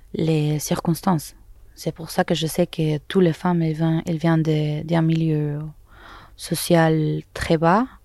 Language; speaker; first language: French; non-native, fluent; Spanish